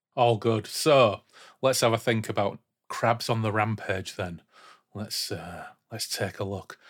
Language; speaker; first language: English; native; English